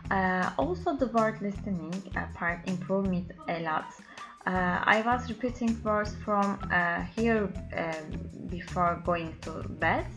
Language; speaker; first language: English; non-native, learner; Turkish